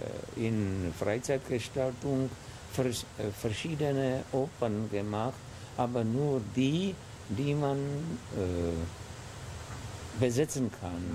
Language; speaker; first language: German; non-native, fluent; Czech